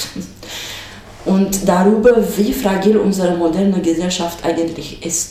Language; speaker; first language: German; non-native, fluent; Romanian